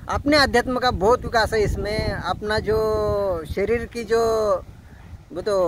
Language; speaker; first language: Hindi; non-native, local second language; Marathi